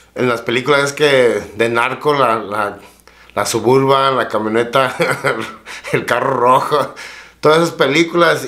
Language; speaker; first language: Spanish; early bilingual, heritage; Spanish